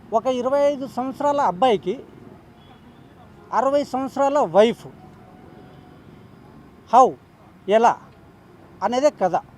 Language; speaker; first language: Telugu; native; Telugu